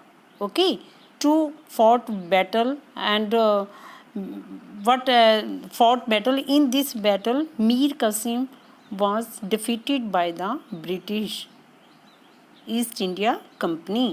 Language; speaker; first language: English; non-native, local second language; Hindi